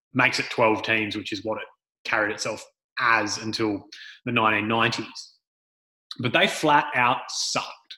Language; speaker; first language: English; native; English